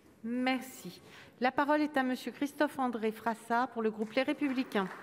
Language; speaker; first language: French; native; French